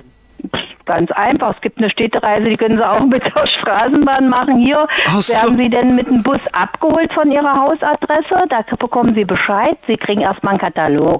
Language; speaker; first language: German; native; German